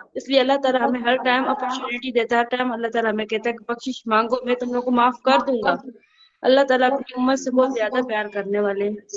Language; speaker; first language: Urdu; non-native, local second language; Punjabi